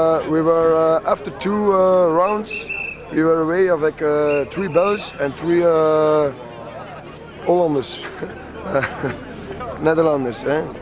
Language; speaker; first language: English; non-native, fluent; Dutch